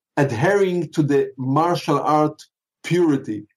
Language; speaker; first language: English; non-native, fluent; Hebrew